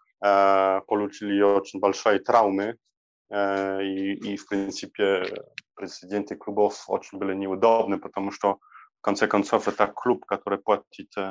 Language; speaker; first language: Russian; non-native, learner; Polish